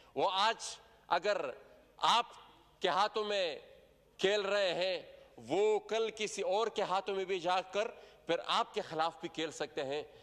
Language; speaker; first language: Urdu; non-native, local second language; Pashto